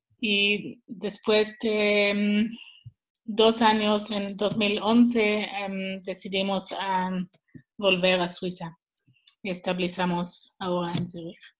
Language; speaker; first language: Spanish; non-native, learner; Swiss German